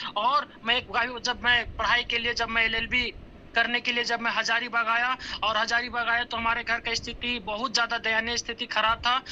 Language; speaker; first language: Hindi; native; Hindi